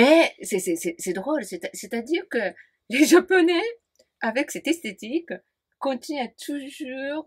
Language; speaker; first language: French; non-native, fluent; Japanese